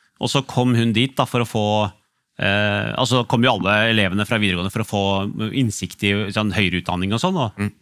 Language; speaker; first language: Norwegian; early bilingual, other home language; Urdu